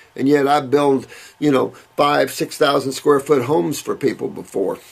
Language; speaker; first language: English; native; English